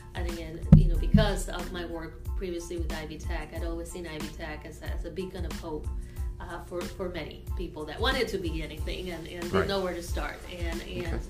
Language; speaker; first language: English; non-native, fluent; Spanish